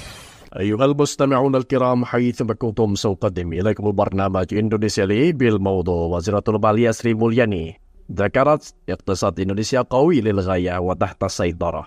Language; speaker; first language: Arabic; non-native, fluent; Indonesian